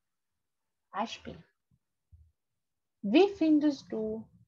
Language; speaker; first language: German; non-native, fluent; Spanish